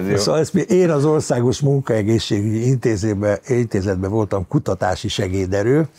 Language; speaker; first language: Hungarian; native; Hungarian